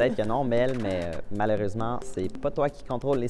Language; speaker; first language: French; native; French